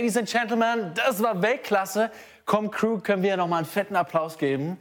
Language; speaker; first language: German; native; German